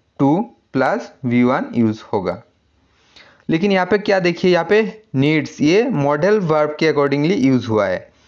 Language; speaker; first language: Hindi; non-native, local second language; Assamese